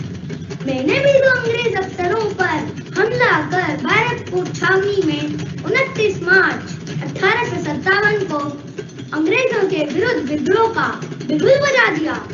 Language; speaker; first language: Hindi; native; Hindi